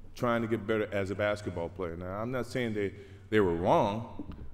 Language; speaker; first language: English; native; English